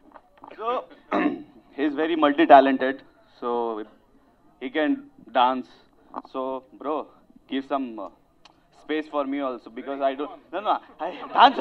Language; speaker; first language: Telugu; non-native, learner; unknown